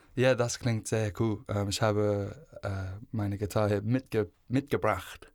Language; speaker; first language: German; non-native, learner; English